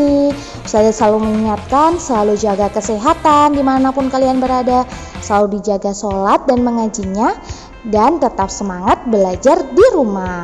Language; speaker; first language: Indonesian; native; Indonesian